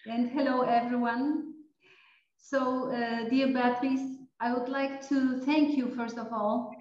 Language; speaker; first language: English; non-native, fluent; Polish